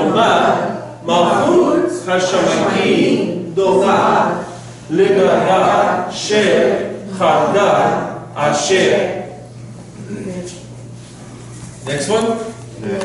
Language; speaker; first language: Hebrew; non-native, fluent; English